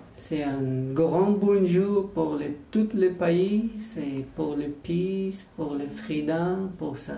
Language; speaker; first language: French; non-native, learner; Persian